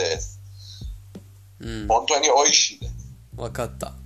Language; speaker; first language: Japanese; non-native, learner; Persian